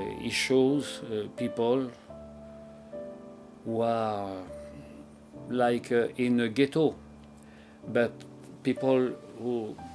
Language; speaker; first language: English; non-native, learner; French